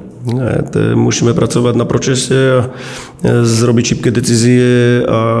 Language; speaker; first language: Polish; non-native, learner; Slovak